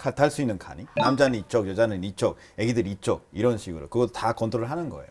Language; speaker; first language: Korean; non-native, fluent; Spanish